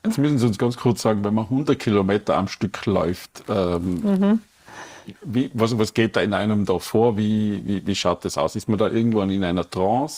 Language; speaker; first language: German; native; German